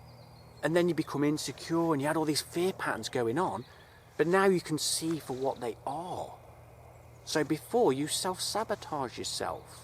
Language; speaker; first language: English; native; English